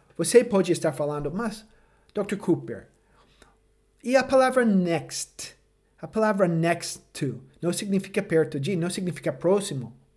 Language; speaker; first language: Portuguese; non-native, fluent; English